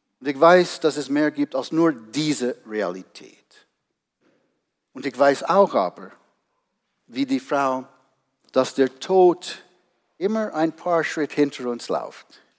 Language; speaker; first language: German; non-native, fluent; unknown